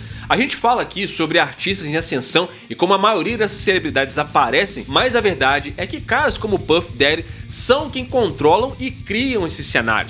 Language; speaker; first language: Portuguese; native; Portuguese